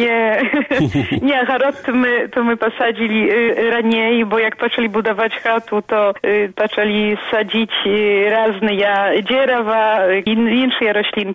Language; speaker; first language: Polish; non-native, local second language; Belarusian